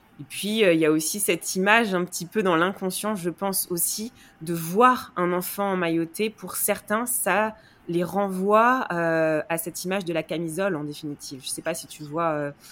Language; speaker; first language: French; native; French